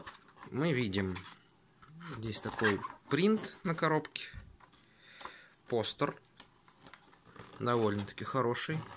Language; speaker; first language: Russian; native; Russian